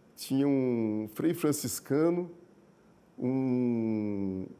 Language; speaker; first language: Portuguese; native; Portuguese